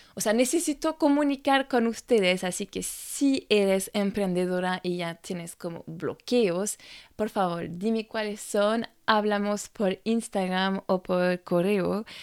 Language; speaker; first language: Spanish; non-native, fluent; French